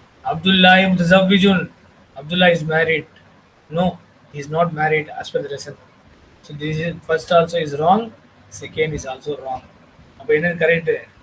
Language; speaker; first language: English; non-native, local second language; Tamil